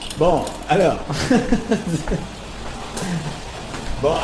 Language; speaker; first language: French; native; French